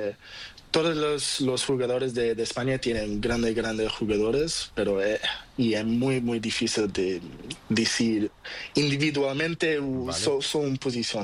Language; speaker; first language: Spanish; non-native, learner; Portuguese